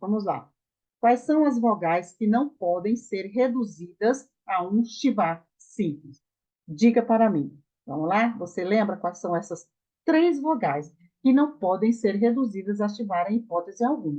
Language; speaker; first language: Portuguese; native; Portuguese